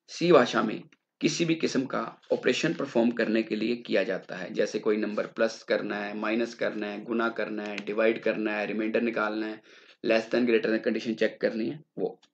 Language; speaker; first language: Hindi; non-native, local second language; Punjabi